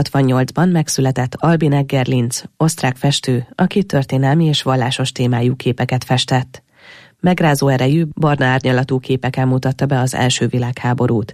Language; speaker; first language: Hungarian; native; Hungarian